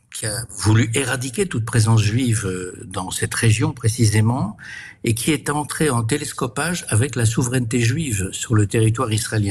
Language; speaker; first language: French; native; French